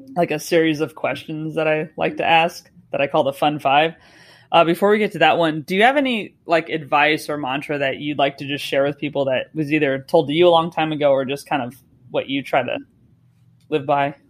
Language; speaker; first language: English; native; English